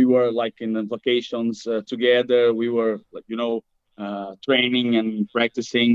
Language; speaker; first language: English; non-native, fluent; Portuguese